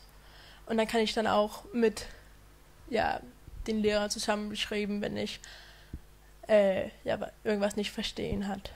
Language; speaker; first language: German; non-native, fluent; Danish